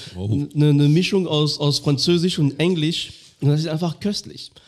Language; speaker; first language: German; non-native, fluent; French